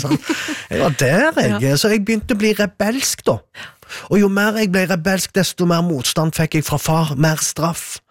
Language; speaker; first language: Norwegian; early bilingual, other home language; Arabic